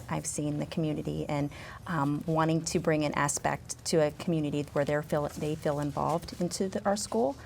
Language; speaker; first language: English; native; English